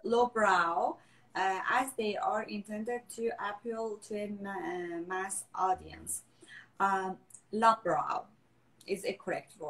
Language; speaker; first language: English; non-native, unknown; Persian